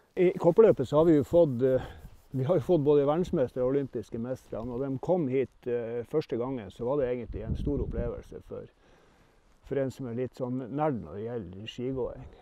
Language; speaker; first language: Norwegian; native; Norwegian